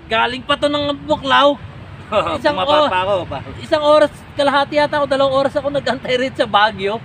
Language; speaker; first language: Filipino; native; Filipino